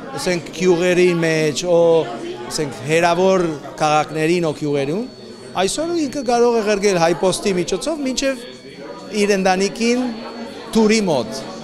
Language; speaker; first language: Armenian; early bilingual, heritage; Armenian